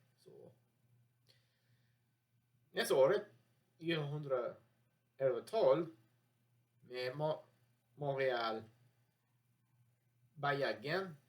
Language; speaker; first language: Swedish; non-native, learner; English